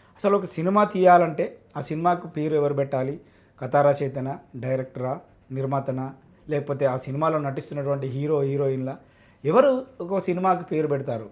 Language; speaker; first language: Telugu; native; Telugu